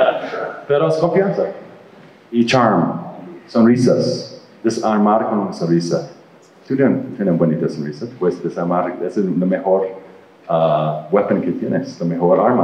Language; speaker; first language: Spanish; non-native, fluent; English